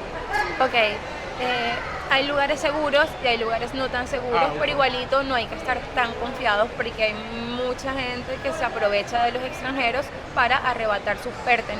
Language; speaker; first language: Spanish; native; Spanish